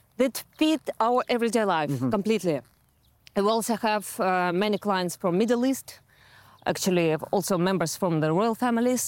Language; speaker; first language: English; non-native, fluent; Russian